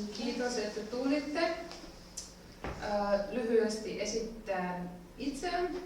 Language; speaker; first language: Finnish; non-native, fluent; German